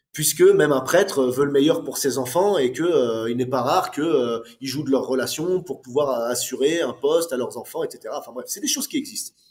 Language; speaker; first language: French; native; French